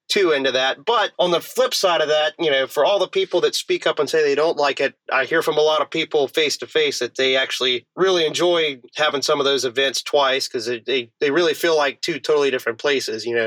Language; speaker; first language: English; native; English